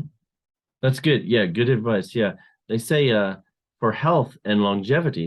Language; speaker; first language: English; non-native, fluent; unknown